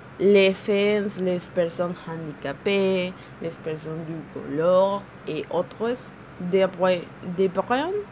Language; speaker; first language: French; non-native, learner; Spanish